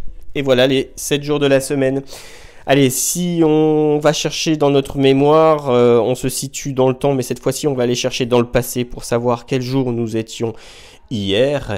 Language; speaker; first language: French; native; French